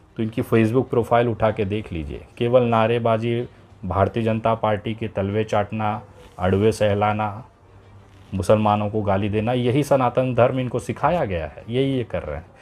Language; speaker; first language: Hindi; native; Hindi